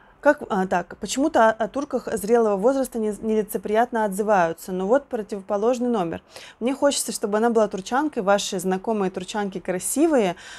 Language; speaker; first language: Russian; native; Russian